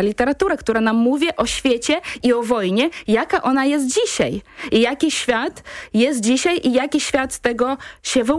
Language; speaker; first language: Polish; non-native, fluent; Ukrainian